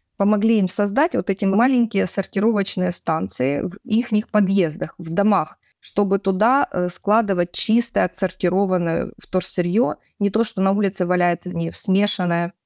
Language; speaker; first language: Russian; native; Russian